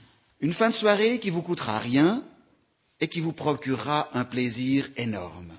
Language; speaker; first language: French; native; French